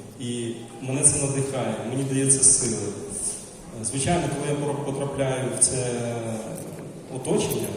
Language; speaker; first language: Ukrainian; non-native, local second language; Russian